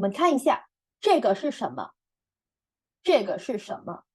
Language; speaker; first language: Chinese; non-native, fluent; Indonesian